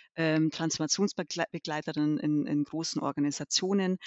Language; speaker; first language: German; early bilingual, other home language; Albanian